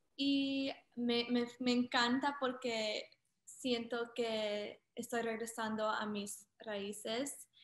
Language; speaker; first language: Spanish; early bilingual, heritage; Spanish